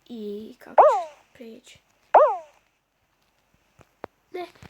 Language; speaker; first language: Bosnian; early bilingual, heritage; Bosnian